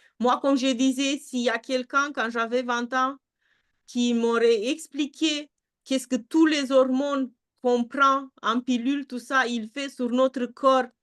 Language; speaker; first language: French; non-native, fluent; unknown